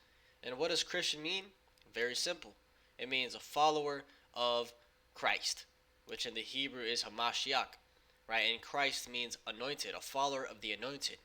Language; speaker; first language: English; native; English